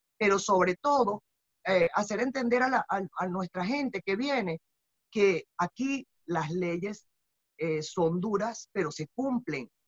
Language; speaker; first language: Spanish; native; Spanish